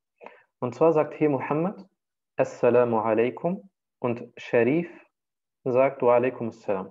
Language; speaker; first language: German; early bilingual, other home language; Turkish